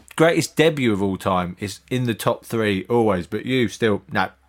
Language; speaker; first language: English; native; English